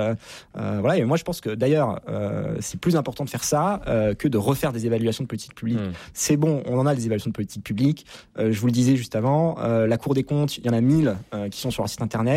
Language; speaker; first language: French; native; French